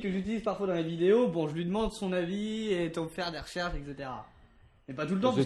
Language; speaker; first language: French; native; French